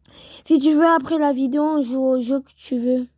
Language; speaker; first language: French; native; French